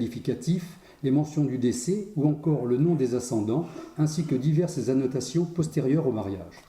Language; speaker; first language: French; native; French